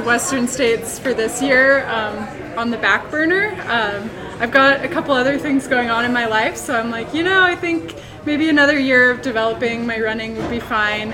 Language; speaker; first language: English; native; English